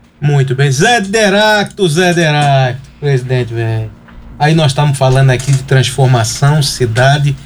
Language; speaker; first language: Portuguese; native; Portuguese